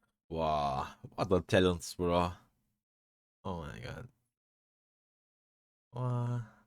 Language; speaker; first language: English; non-native, learner; Turkish